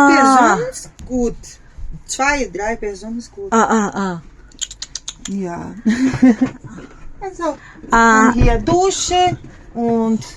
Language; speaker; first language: German; non-native, learner; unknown